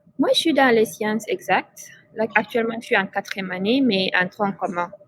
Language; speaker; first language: French; non-native, local second language; Fula